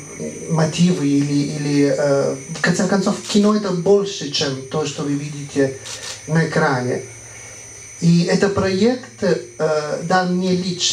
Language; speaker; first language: Russian; non-native, fluent; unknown